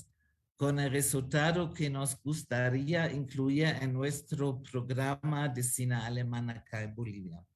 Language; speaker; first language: Spanish; non-native, fluent; German